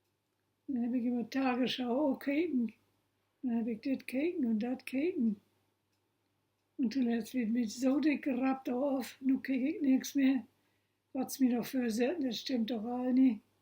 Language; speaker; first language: German; non-native, local second language; Low German